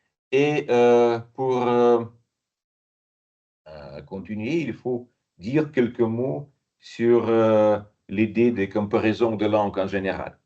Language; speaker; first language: French; non-native, fluent; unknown